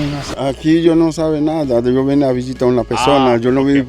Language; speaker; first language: Spanish; non-native, learner; Haitian Creole